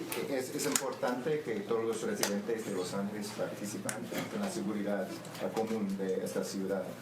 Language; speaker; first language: Spanish; non-native, learner; English